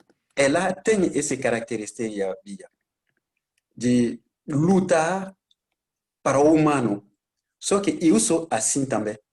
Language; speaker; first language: Portuguese; non-native, learner; Bambara